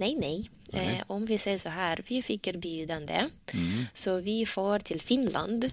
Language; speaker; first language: Swedish; non-native, learner; Russian